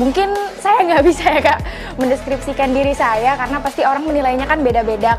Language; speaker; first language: Indonesian; native; Indonesian